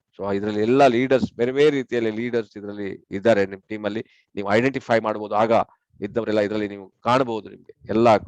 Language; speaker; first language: Kannada; non-native, local second language; Tulu